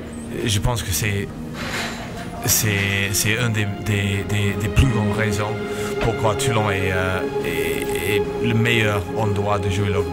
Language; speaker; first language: French; non-native, fluent; English